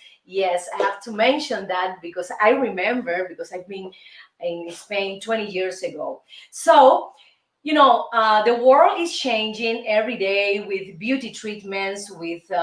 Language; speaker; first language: English; non-native, fluent; Spanish